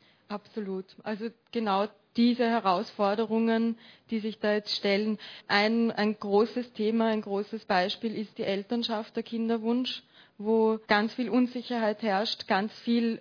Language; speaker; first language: German; native; German